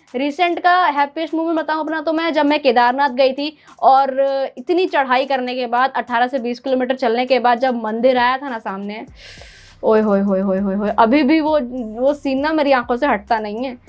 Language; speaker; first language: Hindi; native; Hindi